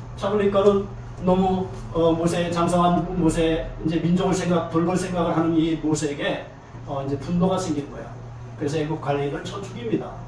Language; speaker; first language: Korean; native; Korean